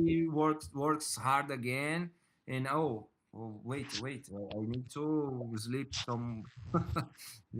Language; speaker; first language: English; non-native, learner; Portuguese